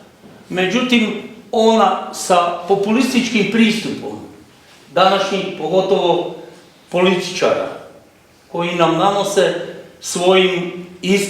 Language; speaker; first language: Croatian; native; Croatian